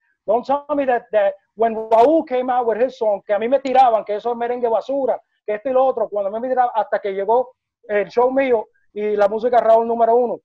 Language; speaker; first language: Spanish; early bilingual, heritage; Spanish